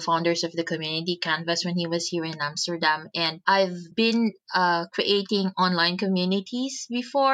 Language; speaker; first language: English; non-native, local second language; Filipino